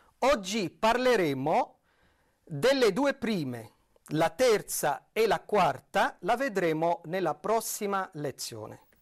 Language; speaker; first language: Italian; non-native, fluent; Arabic